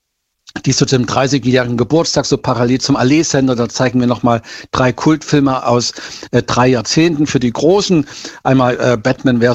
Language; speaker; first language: German; native; German